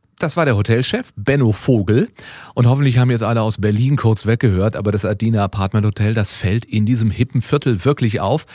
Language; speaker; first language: German; native; German